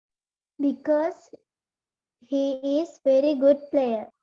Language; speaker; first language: English; non-native, learner; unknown